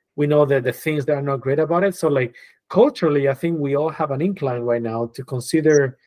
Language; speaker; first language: English; non-native, fluent; Spanish